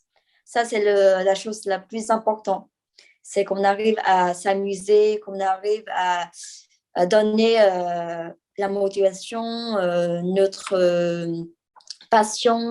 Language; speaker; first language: French; non-native, fluent; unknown